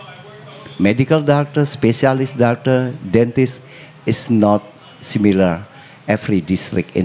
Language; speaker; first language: English; non-native, learner; Indonesian